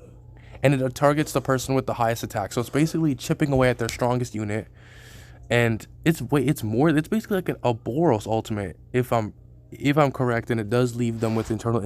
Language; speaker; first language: English; native; English